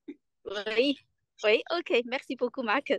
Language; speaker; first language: French; non-native, fluent; Chinese